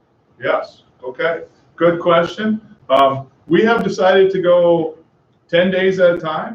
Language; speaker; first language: English; native; English